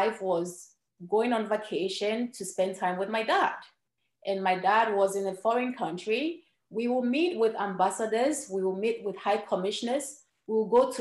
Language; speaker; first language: English; non-native, local second language; Ewe